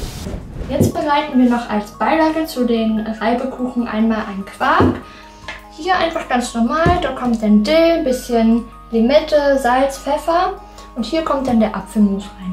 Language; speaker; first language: German; native; German